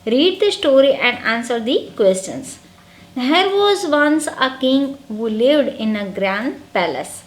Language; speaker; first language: English; non-native, local second language; Gujarati